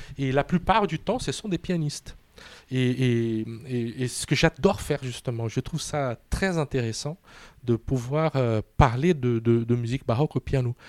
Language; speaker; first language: French; non-native, fluent; Portuguese